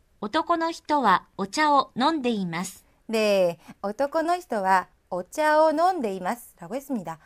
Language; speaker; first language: Japanese; non-native, fluent; Korean